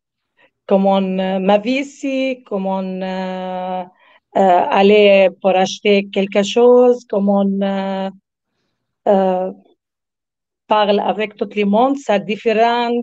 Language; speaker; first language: French; non-native, learner; Arabic